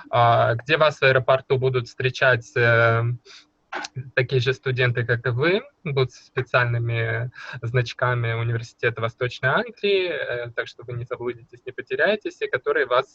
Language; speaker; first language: Russian; native; Russian